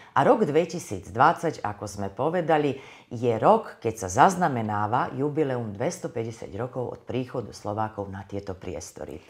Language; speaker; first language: Slovak; native; Slovak